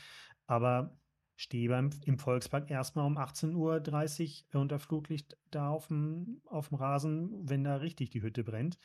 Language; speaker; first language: German; native; German